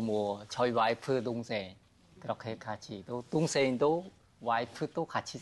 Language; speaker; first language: Korean; non-native, fluent; Khmer